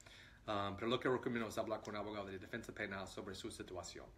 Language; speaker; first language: Spanish; non-native, fluent; English